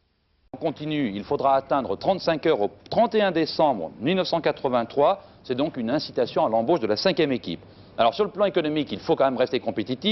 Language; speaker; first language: French; native; French